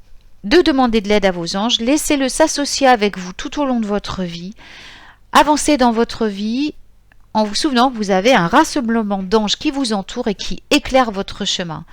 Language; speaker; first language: French; native; French